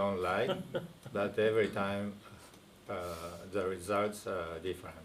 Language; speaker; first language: English; non-native, fluent; Japanese